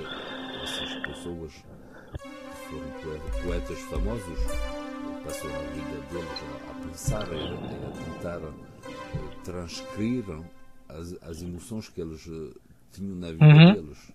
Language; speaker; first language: Portuguese; early bilingual, heritage; French